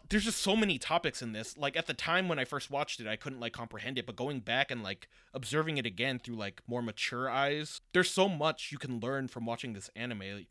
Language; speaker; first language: English; early bilingual, other home language; Japanese